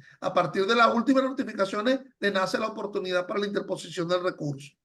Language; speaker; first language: Spanish; native; Spanish